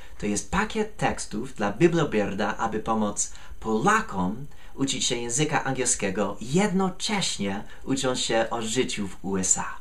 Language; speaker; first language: Polish; non-native, fluent; English